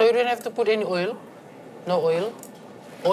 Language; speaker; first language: English; non-native, local second language; Fijian